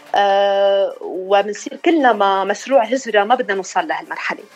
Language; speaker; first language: Arabic; native; Arabic